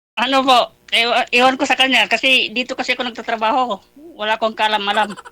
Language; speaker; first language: Filipino; non-native, local second language; Pampanga